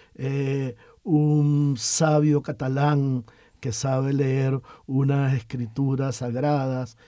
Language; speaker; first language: Spanish; native; Spanish